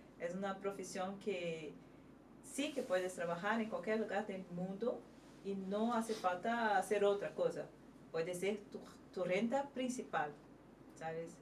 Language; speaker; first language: Spanish; non-native, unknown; Portuguese